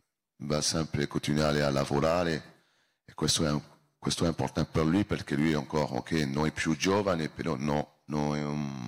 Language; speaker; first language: Italian; non-native, learner; French